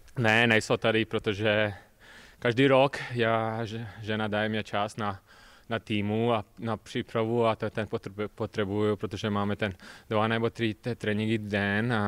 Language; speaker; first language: Czech; non-native, learner; Latvian